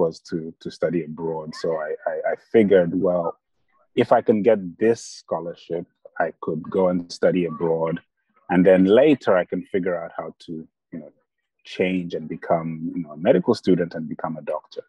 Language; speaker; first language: English; non-native, local second language; Bemba